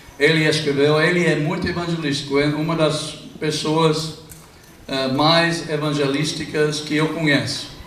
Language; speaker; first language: Portuguese; non-native, fluent; English